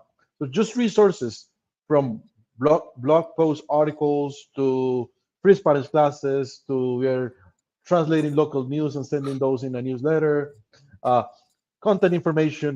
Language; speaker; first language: English; non-native, fluent; Spanish